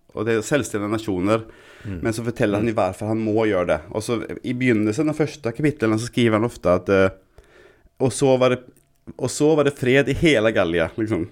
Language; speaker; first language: Norwegian; native; Norwegian